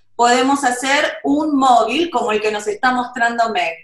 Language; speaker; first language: English; non-native, learner; Spanish